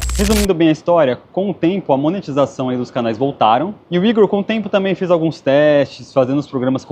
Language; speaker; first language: Portuguese; native; Portuguese